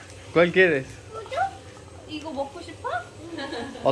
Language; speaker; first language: Spanish; native; Spanish